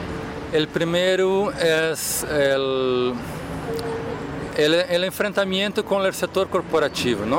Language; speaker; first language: Spanish; non-native, fluent; Portuguese